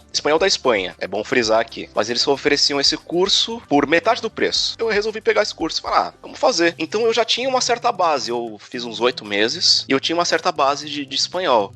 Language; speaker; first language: Portuguese; native; Portuguese